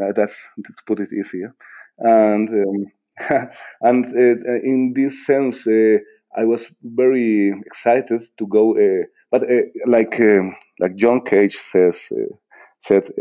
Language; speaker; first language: English; non-native, fluent; Spanish